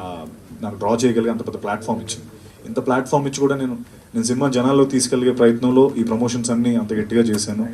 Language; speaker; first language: Telugu; native; Telugu